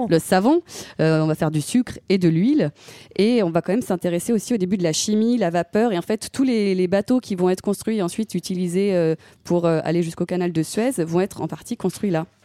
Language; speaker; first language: French; native; French